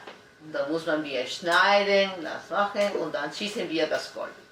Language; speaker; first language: German; non-native, learner; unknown